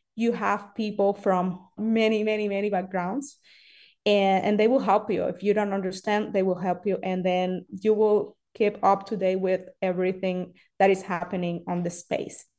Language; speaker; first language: English; non-native, fluent; Spanish